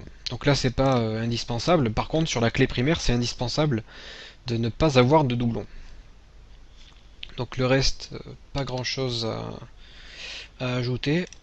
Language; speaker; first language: French; native; French